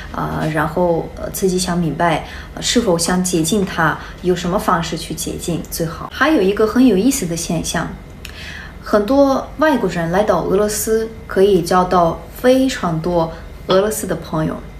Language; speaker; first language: Chinese; non-native, fluent; Russian